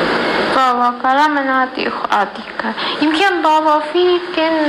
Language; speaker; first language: Arabic; non-native, learner; Amharic